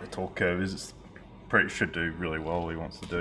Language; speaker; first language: English; native; English